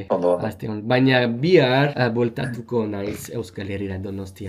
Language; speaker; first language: Basque; non-native, learner; English